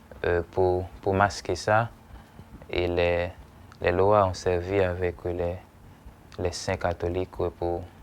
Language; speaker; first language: French; non-native, local second language; Haitian Creole